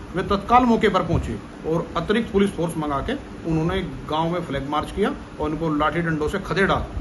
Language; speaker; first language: Hindi; native; Hindi